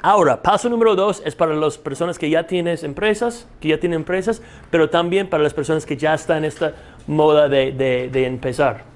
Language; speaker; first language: Spanish; non-native, fluent; English